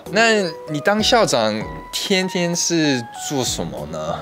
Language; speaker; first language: Chinese; early bilingual, heritage; English